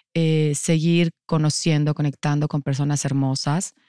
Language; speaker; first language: Spanish; native; Spanish